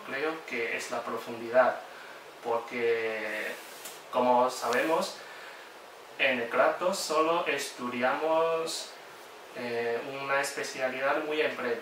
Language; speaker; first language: Spanish; non-native, fluent; Chinese